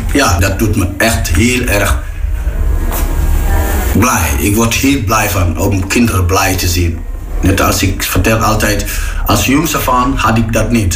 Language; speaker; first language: Dutch; non-native, fluent; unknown